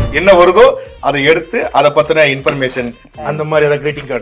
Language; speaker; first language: Tamil; native; Tamil